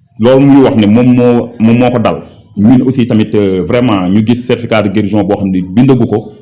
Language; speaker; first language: Wolof; native; Wolof